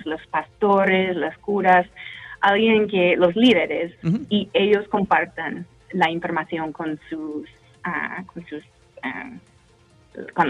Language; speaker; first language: Spanish; non-native, fluent; English